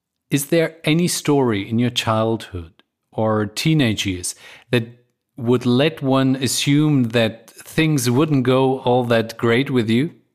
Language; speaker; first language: English; non-native, fluent; Persian